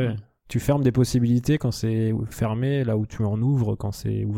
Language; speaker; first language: French; native; French